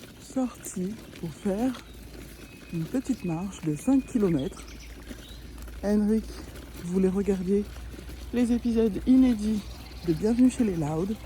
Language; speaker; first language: French; native; French